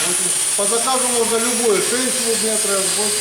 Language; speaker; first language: Russian; native; Russian